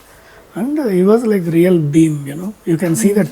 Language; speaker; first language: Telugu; non-native, fluent; Tamil